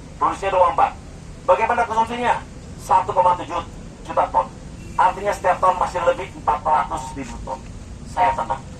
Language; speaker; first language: Indonesian; native; Indonesian